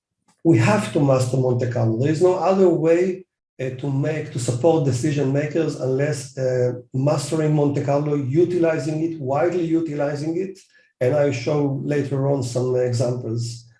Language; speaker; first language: English; non-native, fluent; Hebrew